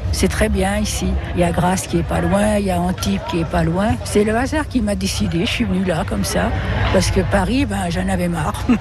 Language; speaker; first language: French; native; French